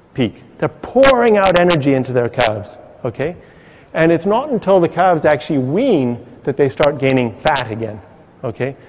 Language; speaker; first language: English; native; English